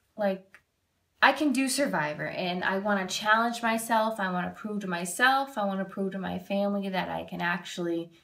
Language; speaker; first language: English; native; English